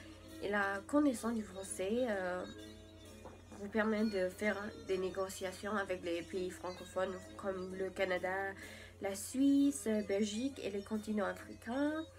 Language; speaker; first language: French; non-native, learner; English